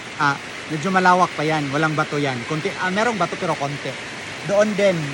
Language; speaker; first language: Filipino; non-native, local second language; Cebuano